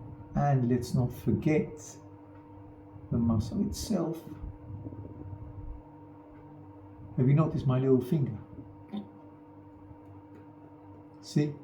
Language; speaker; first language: English; non-native, fluent; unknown